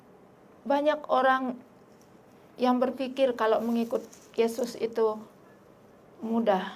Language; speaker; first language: Indonesian; non-native, local second language; Sasak